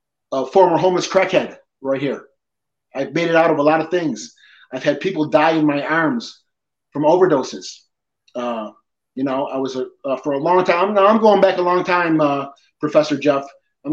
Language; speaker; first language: English; native; English